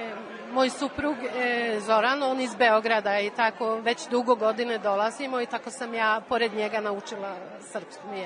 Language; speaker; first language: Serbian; non-native, learner; Swedish